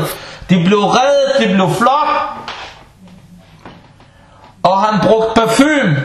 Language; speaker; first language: Danish; early bilingual, other home language; Arabic